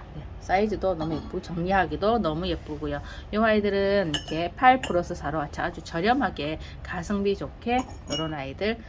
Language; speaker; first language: Korean; native; Korean